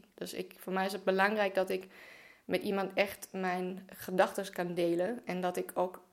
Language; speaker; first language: Dutch; non-native, fluent; German